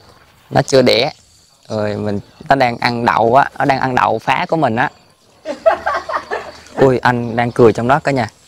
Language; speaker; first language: Vietnamese; native; Vietnamese